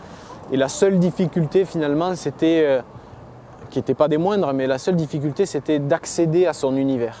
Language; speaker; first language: French; native; French